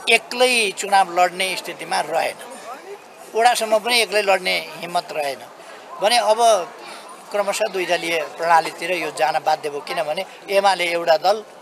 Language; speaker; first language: Nepali; native; Nepali